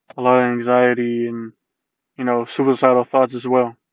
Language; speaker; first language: English; early bilingual, other home language; Spanish